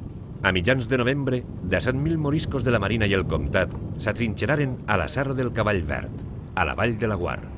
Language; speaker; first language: Catalan; native; Catalan